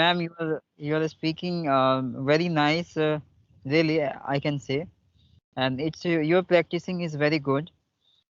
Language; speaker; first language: English; non-native, local second language; Hindi